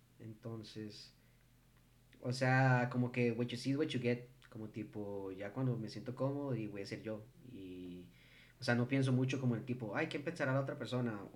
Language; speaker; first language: Spanish; early bilingual, heritage; English